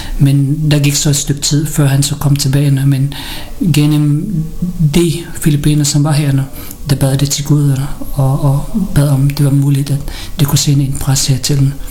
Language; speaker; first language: Danish; early bilingual, other home language; Filipino